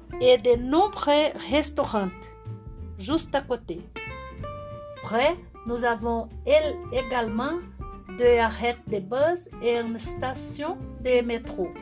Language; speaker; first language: French; non-native, learner; Portuguese